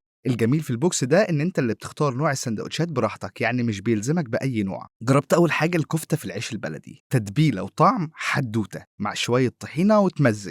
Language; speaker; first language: Arabic; native; Arabic